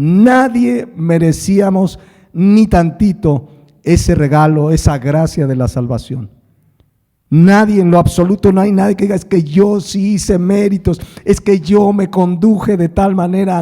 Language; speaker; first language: Spanish; native; Spanish